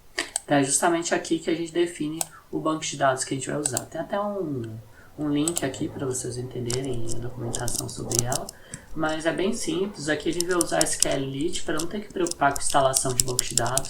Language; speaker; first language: Portuguese; native; Portuguese